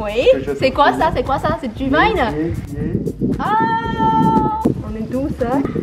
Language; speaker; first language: French; non-native, fluent; Chinese